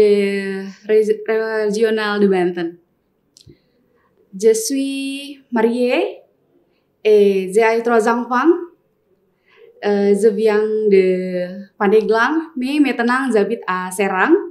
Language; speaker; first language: French; non-native, learner; Indonesian